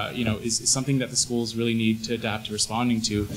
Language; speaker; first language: English; early bilingual, other home language; Spanish